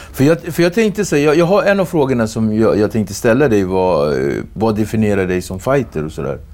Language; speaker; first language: Swedish; native; Swedish